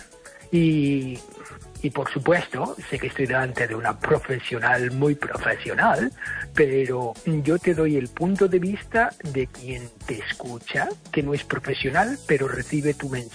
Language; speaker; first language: Spanish; non-native, fluent; English